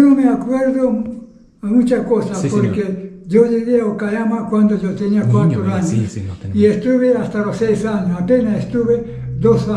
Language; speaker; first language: Spanish; non-native, fluent; Japanese